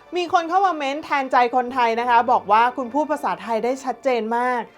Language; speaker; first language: Thai; native; Thai